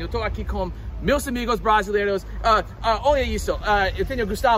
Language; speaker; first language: Portuguese; non-native, fluent; English